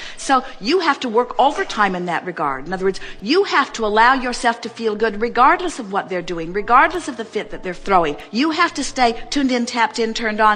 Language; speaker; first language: English; native; English